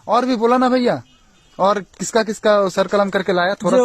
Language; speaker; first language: Hindi; non-native, local second language; Bangla